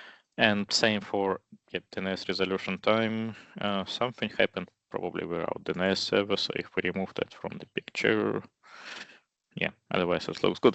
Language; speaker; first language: English; non-native, fluent; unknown